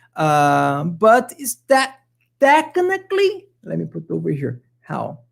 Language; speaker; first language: English; non-native, fluent; Portuguese